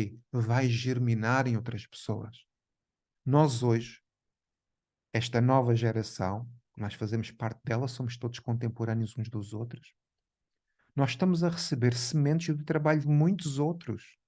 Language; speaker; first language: Portuguese; native; Portuguese